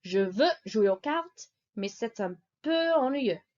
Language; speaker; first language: French; non-native, fluent; English